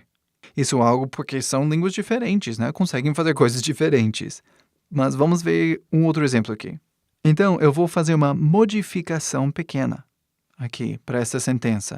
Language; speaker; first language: Portuguese; non-native, fluent; English